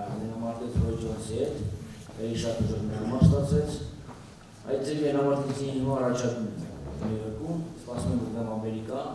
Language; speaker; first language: Armenian; native; Armenian